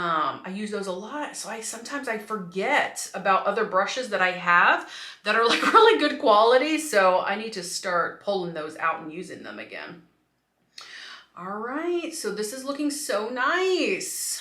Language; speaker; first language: English; native; English